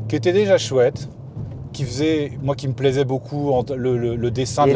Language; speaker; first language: French; native; French